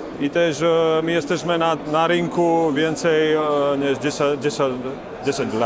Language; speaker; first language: Polish; non-native, learner; Slovak